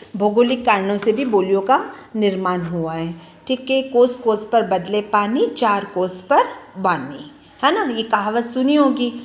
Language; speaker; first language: Hindi; native; Hindi